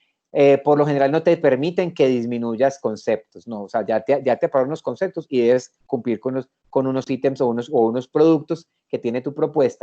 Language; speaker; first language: Spanish; native; Spanish